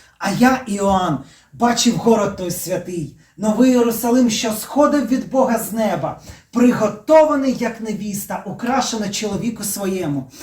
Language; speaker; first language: Ukrainian; native; Ukrainian